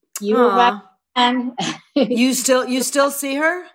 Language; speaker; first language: English; native; English